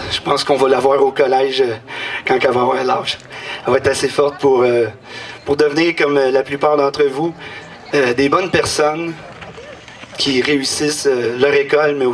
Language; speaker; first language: French; native; French